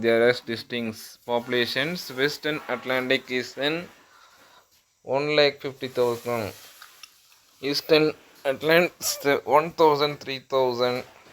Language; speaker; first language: English; non-native, local second language; Tamil